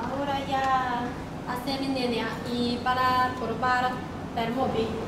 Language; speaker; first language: Spanish; non-native, learner; Chinese